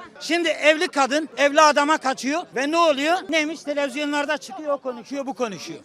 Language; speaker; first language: Turkish; early bilingual, heritage; Turkish